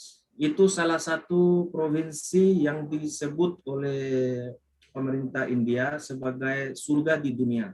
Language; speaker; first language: Indonesian; non-native, fluent; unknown